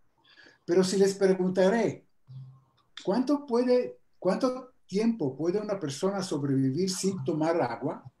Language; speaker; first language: Spanish; non-native, fluent; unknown